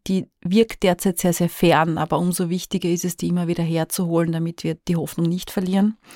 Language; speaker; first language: German; native; German